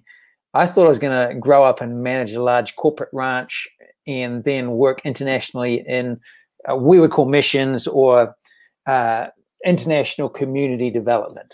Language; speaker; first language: English; native; English